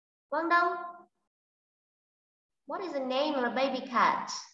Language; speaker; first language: English; non-native, fluent; Vietnamese